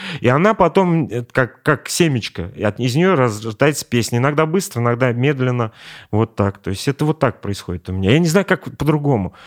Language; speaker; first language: Russian; native; Russian